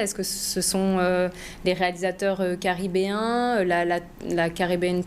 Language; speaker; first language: French; native; French